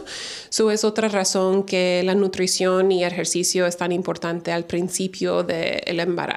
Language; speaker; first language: Spanish; early bilingual, heritage; Spanish